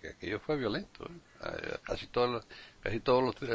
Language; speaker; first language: Spanish; native; Spanish